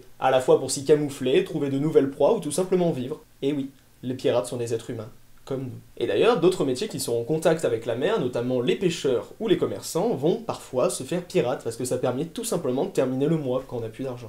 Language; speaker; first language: French; native; French